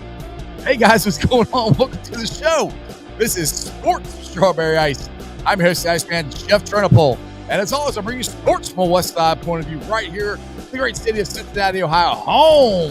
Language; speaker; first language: English; native; English